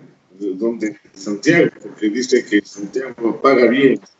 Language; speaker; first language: Spanish; native; Spanish